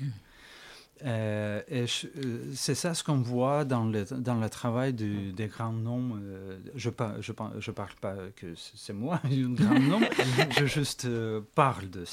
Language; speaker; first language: French; non-native, fluent; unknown